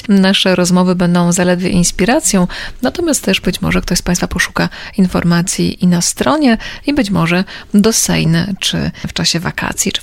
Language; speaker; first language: Polish; native; Polish